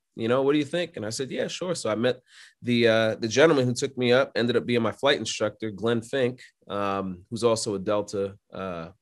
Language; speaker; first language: English; native; English